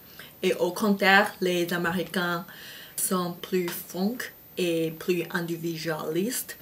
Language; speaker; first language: French; non-native, fluent; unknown